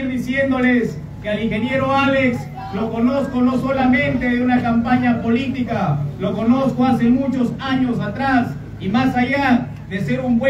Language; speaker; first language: Spanish; native; Spanish